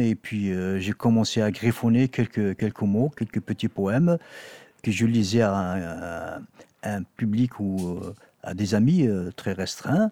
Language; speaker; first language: French; non-native, local second language; Kabyle